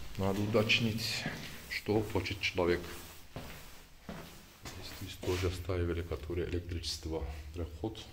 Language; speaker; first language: Russian; non-native, learner; Turkish